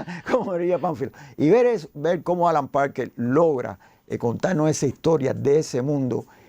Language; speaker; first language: Spanish; native; Spanish